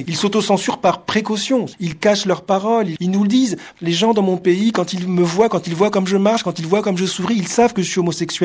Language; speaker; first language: French; native; French